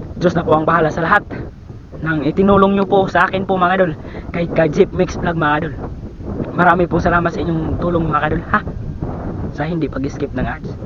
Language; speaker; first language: Filipino; non-native, local second language; Cebuano